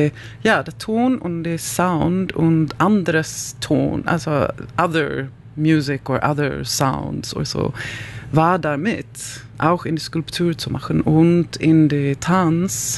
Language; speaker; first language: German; non-native, learner; Swedish